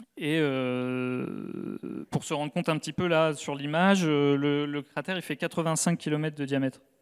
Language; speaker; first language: French; native; French